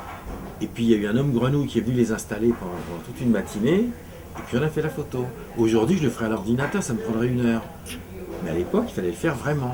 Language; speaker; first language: French; native; French